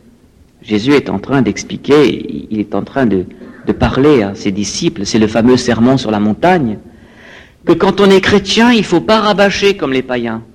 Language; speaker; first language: French; native; French